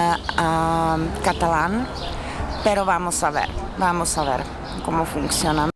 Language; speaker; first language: Spanish; non-native, fluent; Czech